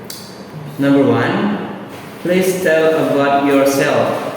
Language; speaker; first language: English; non-native, learner; Indonesian